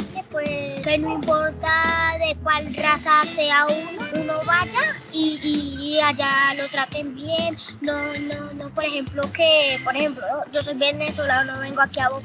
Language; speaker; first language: Spanish; native; Spanish